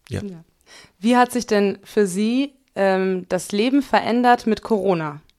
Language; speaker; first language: German; native; German